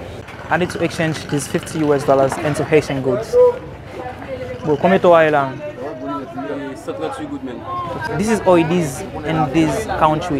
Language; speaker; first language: English; non-native, fluent; Haitian Creole